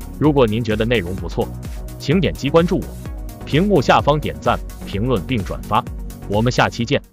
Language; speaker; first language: Chinese; native; Chinese